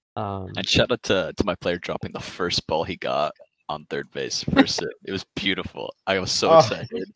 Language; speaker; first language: English; native; English